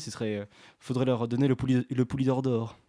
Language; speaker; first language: French; native; French